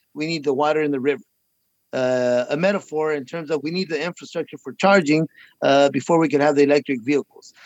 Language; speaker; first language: English; native; English